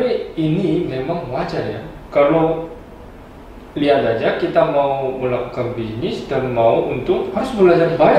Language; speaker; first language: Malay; non-native, fluent; Korean